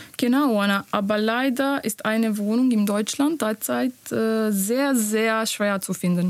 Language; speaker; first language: German; non-native, learner; Bosnian